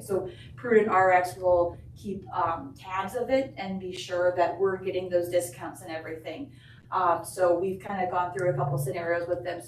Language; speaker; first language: English; native; English